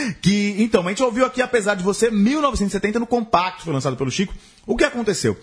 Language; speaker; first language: Portuguese; native; Portuguese